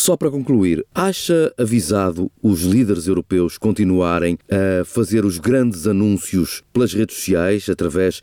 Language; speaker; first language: Portuguese; native; Portuguese